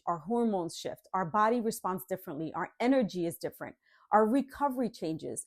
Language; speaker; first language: English; native; English